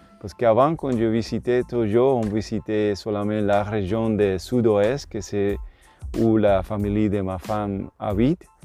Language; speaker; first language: French; non-native, learner; Spanish